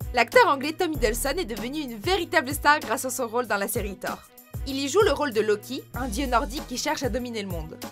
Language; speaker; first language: French; native; French